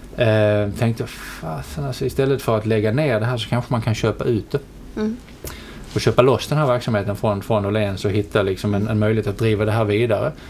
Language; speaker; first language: Swedish; native; Swedish